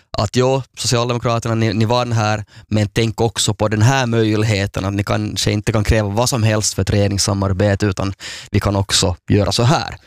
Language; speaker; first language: Swedish; native; Swedish